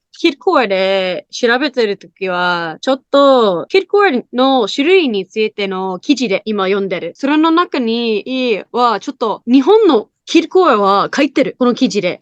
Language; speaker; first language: Japanese; non-native, learner; English